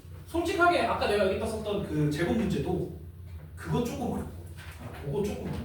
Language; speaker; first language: Korean; native; Korean